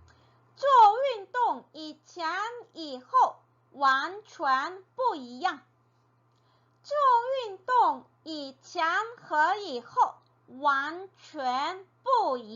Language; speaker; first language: Chinese; non-native, fluent; Korean